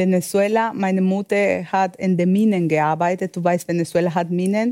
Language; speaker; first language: German; non-native, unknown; Spanish